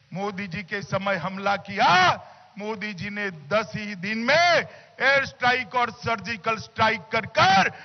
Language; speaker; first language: Hindi; non-native, local second language; Gujarati